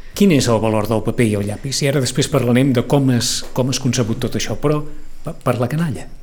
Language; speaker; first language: Catalan; native; Catalan